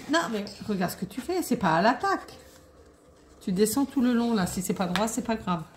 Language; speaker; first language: French; native; French